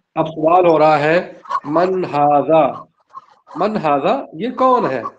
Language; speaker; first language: Urdu; native; Urdu